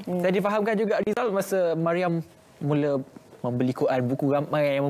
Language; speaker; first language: Malay; native; Malay